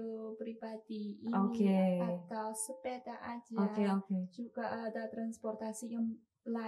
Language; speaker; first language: Indonesian; non-native, learner; Chinese